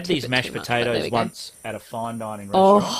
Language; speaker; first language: English; native; English